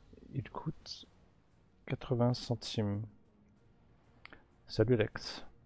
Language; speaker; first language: French; native; French